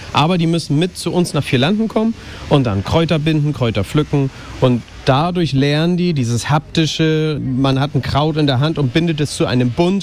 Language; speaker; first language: German; native; German